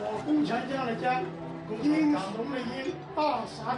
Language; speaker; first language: Chinese; non-native, local second language; Cantonese